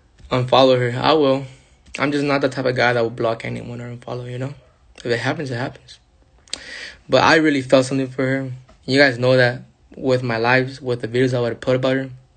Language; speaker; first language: English; early bilingual, other home language; Spanish